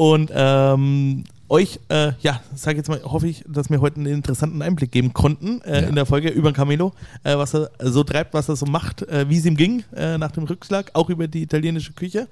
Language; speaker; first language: German; native; German